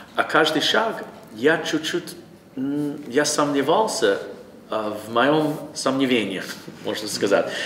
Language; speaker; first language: Russian; non-native, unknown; English